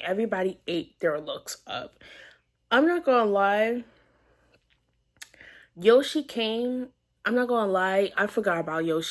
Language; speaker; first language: English; native; English